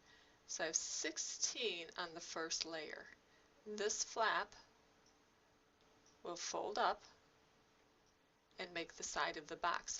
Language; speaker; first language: English; native; English